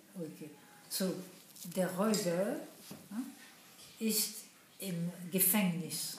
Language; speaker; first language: German; non-native, learner; French